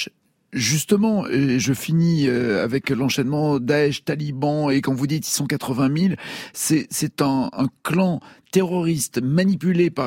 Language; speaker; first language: French; native; French